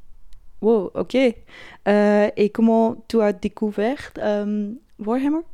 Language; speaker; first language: French; non-native, learner; Dutch